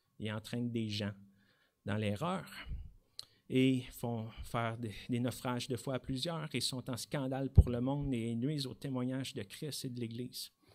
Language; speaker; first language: French; native; French